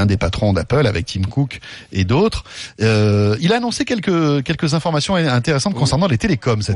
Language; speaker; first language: French; native; French